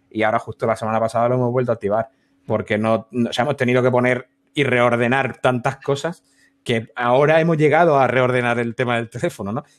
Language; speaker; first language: Spanish; native; Spanish